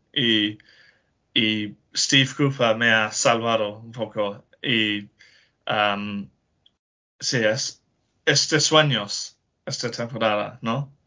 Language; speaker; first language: Spanish; non-native, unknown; English